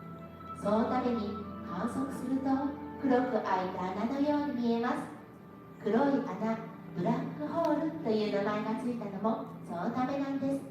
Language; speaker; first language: Japanese; native; Japanese